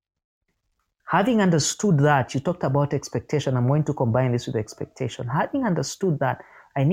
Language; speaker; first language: English; non-native, local second language; Ganda